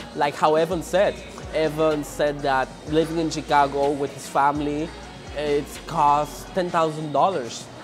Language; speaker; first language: English; non-native, fluent; Spanish